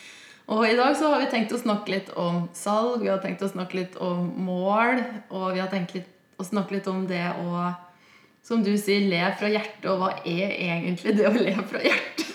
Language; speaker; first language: Norwegian; native; Norwegian